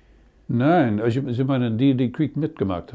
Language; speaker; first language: German; non-native, learner; English